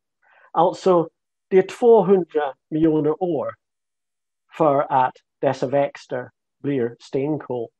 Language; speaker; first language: Swedish; non-native, fluent; English